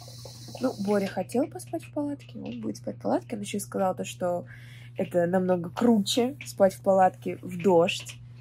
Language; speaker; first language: Russian; native; Russian